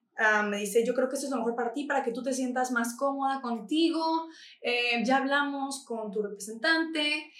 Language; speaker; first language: Spanish; native; Spanish